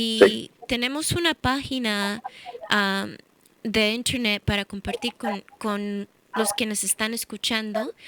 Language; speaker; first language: Spanish; early bilingual, heritage; English